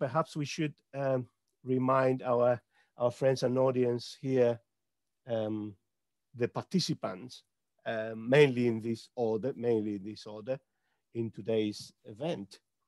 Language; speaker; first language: English; non-native, fluent; Spanish